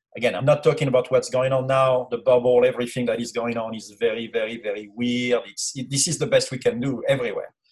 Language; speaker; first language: English; non-native, fluent; French